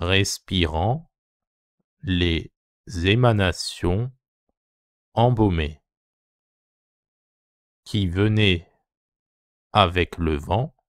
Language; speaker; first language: French; non-native, fluent; Japanese